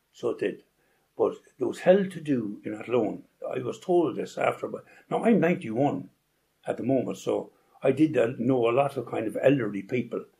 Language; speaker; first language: English; native; English